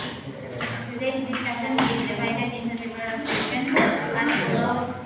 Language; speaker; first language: English; non-native, learner; Indonesian